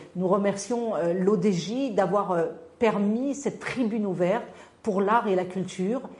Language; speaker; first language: French; non-native, local second language; Arabic